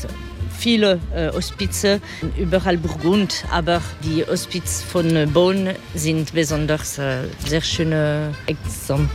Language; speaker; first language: German; non-native, fluent; French